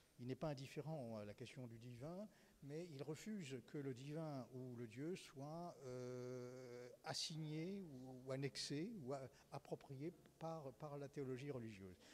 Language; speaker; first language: French; native; French